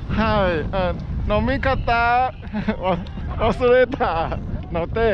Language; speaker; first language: Japanese; non-native, learner; Chinese